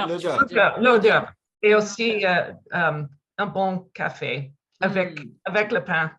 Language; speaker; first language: French; non-native, learner; English